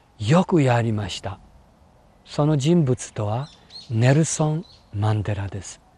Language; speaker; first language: Japanese; non-native, fluent; English